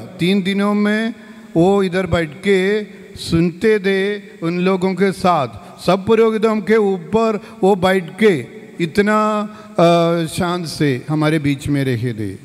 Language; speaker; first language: Hindi; non-native, local second language; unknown